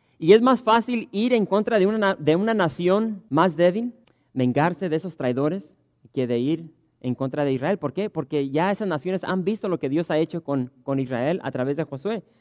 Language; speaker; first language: Spanish; early bilingual, heritage; Spanish